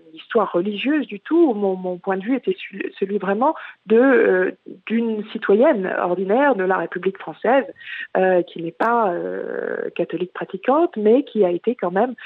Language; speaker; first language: French; native; French